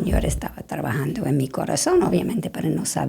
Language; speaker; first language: Spanish; non-native, fluent; English